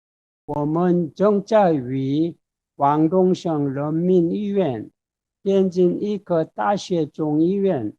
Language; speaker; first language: Chinese; non-native, fluent; Korean